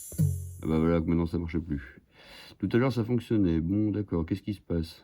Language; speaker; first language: French; native; French